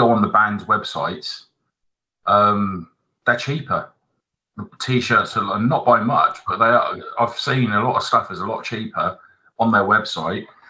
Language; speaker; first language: English; native; English